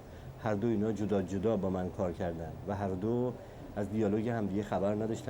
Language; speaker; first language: Persian; native; Persian